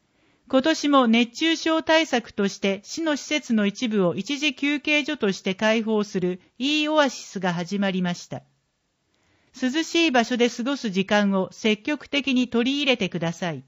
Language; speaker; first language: Japanese; native; Japanese